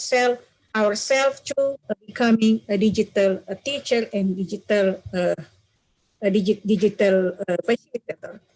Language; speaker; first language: English; non-native, fluent; Indonesian